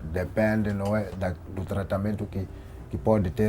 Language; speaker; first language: Portuguese; non-native, local second language; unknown